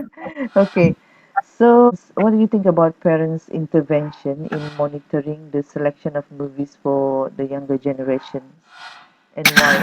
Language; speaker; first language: English; non-native, local second language; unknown